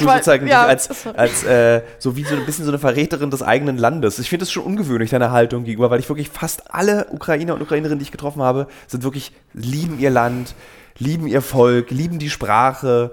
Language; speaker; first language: German; native; German